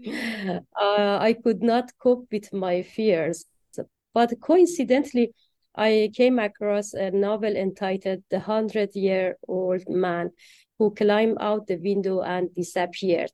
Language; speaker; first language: English; non-native, fluent; Persian